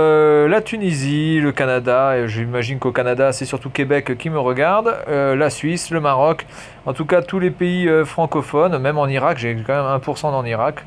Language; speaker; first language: French; native; French